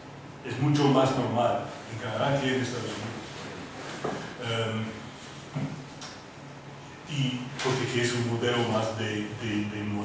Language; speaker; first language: Spanish; non-native, fluent; English